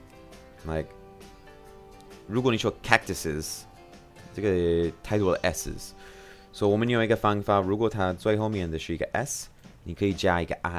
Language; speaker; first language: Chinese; non-native, fluent; English